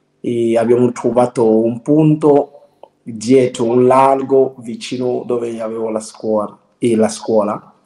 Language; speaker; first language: Italian; non-native, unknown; French